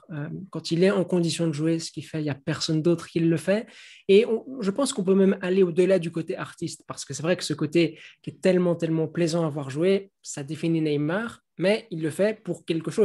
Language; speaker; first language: French; native; French